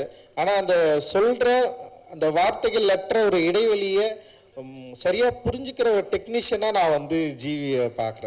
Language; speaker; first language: Tamil; native; Tamil